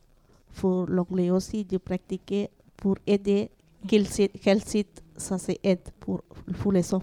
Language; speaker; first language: French; non-native, learner; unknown